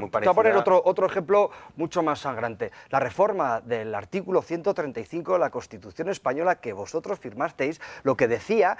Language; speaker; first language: Spanish; native; Spanish